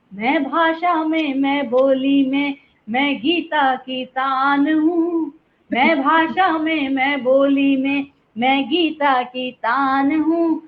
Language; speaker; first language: Hindi; native; Hindi